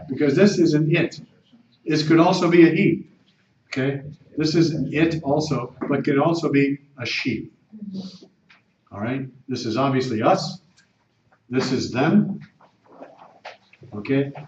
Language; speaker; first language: English; native; English